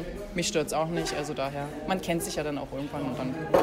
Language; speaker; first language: German; native; German